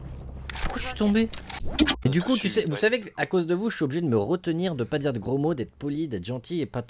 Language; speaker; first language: French; native; French